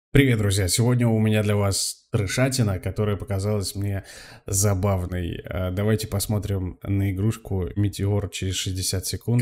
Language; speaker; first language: Russian; native; Russian